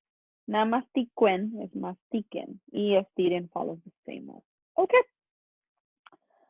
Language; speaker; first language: Spanish; non-native, fluent; English